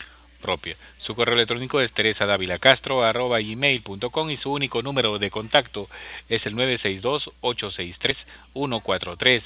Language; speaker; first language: Spanish; native; Spanish